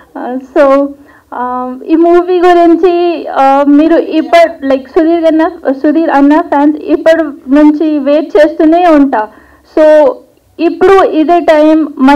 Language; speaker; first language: Telugu; non-native, local second language; Hindi